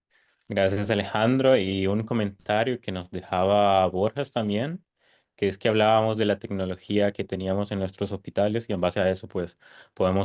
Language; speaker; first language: Spanish; native; Spanish